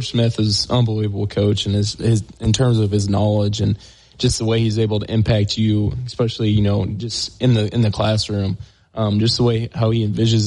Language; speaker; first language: English; native; English